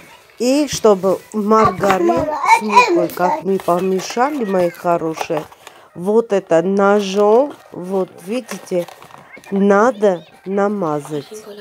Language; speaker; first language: Russian; non-native, fluent; Armenian